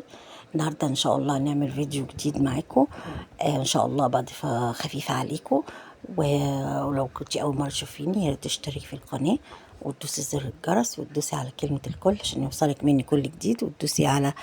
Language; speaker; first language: Arabic; native; Arabic